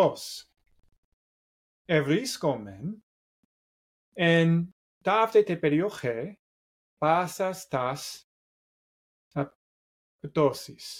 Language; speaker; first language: Greek; non-native, learner; English